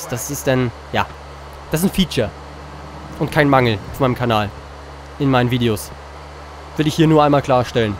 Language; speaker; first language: German; native; German